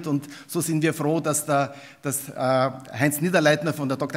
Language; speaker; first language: German; native; German